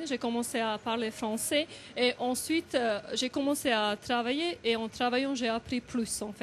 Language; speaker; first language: French; non-native, fluent; Serbian